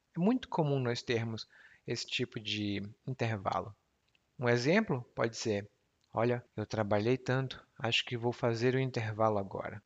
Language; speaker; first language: Portuguese; native; Portuguese